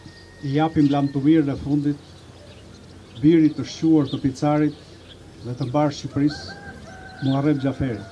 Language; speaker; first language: Albanian; native; Albanian